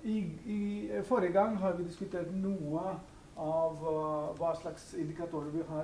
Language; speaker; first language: Norwegian; non-native, fluent; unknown